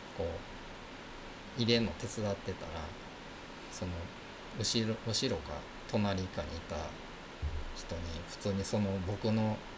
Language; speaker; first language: Japanese; native; Japanese